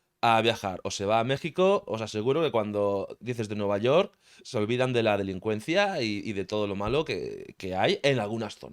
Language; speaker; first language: Spanish; native; Spanish